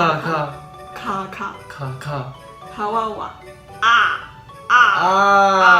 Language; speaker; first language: Japanese; non-native, learner; Chinese